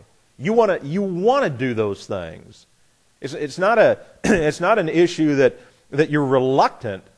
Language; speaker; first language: English; native; English